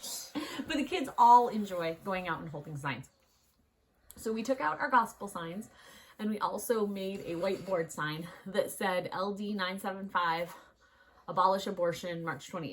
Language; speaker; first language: English; native; English